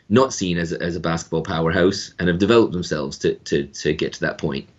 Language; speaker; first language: English; native; English